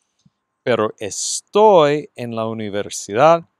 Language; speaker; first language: Spanish; non-native, fluent; English